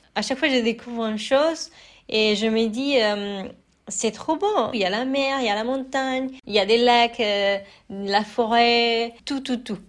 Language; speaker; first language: French; non-native, fluent; Spanish